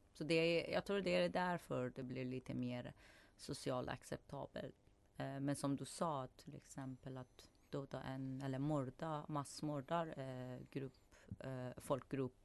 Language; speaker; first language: Swedish; non-native, fluent; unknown